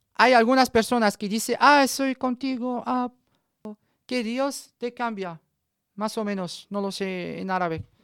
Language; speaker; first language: Spanish; non-native, learner; Arabic